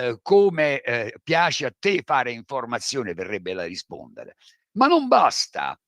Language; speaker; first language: Italian; native; Italian